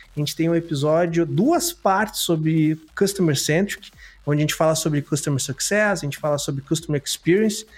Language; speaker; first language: Portuguese; native; Portuguese